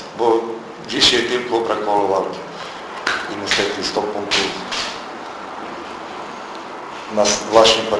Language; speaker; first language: Polish; non-native, fluent; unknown